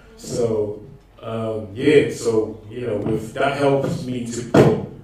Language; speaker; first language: English; non-native, local second language; Akan